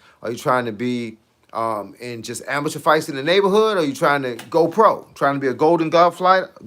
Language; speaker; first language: English; native; English